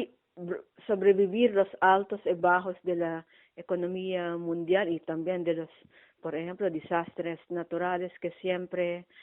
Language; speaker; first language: Spanish; non-native, fluent; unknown